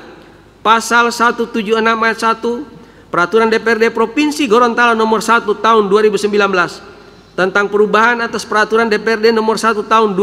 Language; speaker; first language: Indonesian; native; Indonesian